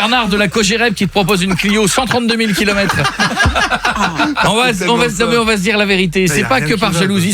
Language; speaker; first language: French; native; French